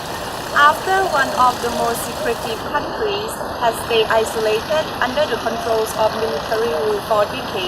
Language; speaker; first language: English; non-native, learner; Thai